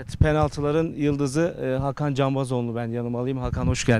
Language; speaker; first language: Turkish; native; Turkish